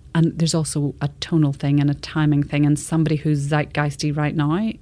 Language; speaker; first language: English; native; English